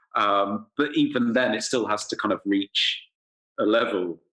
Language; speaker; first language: English; native; English